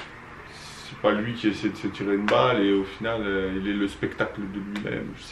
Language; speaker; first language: French; native; French